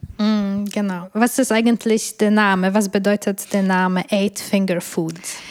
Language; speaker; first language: German; non-native, fluent; Polish